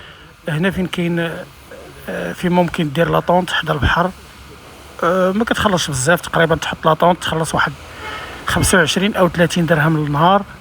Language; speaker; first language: Arabic; native; Arabic